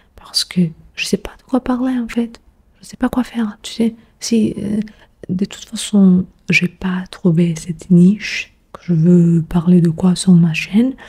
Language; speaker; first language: French; non-native, fluent; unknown